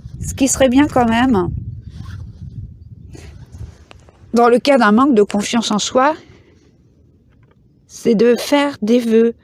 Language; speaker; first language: French; native; French